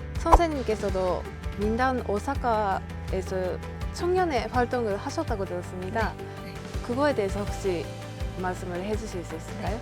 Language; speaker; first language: Korean; early bilingual, heritage; Korean